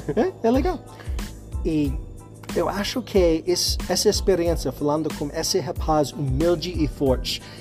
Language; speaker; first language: Portuguese; non-native, learner; English